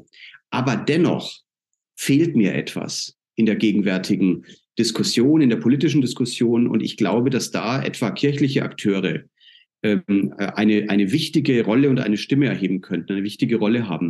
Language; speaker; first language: German; native; German